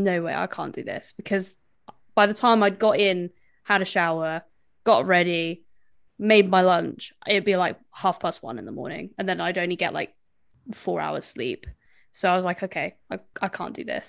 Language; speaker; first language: English; native; English